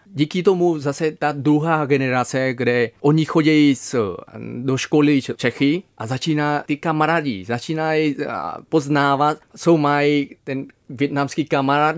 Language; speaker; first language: Czech; non-native, fluent; Vietnamese